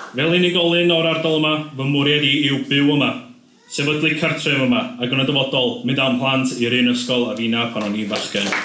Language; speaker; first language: Welsh; native; Welsh